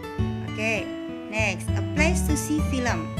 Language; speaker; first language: English; non-native, learner; Indonesian